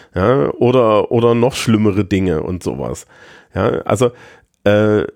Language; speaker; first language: German; native; German